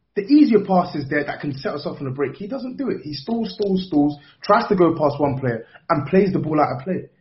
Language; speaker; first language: English; native; English